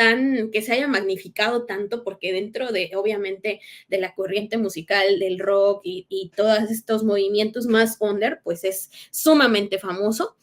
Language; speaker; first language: Spanish; native; Spanish